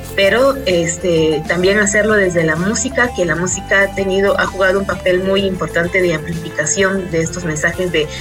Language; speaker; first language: Spanish; non-native, local second language; Kaqchikel